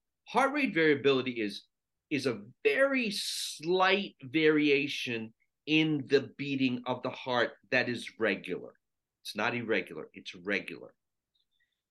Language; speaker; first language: English; non-native, local second language; Sinhala